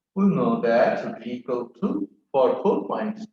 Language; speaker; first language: English; non-native, local second language; Bangla